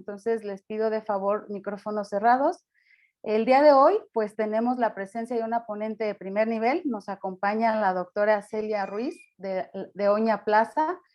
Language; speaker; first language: Spanish; native; Spanish